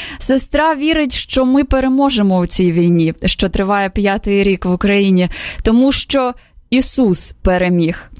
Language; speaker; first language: Ukrainian; native; Ukrainian